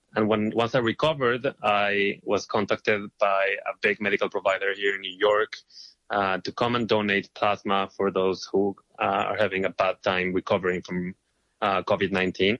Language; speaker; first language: English; non-native, fluent; Hebrew